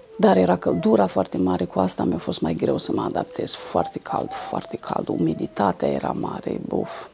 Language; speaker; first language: Romanian; native; Romanian